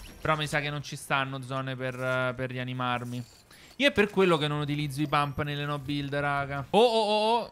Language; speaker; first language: Italian; native; Italian